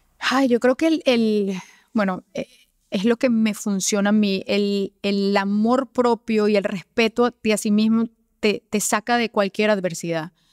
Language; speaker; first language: Spanish; native; Spanish